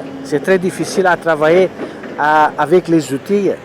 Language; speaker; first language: French; non-native, learner; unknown